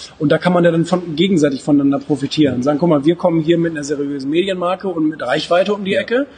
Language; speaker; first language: German; native; German